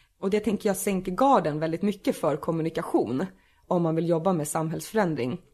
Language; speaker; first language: Swedish; native; Swedish